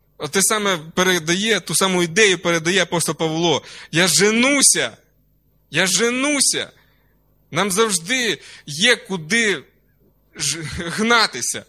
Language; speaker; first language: Ukrainian; non-native, local second language; Russian